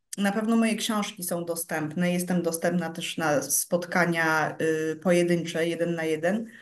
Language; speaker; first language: Polish; early bilingual, heritage; Polish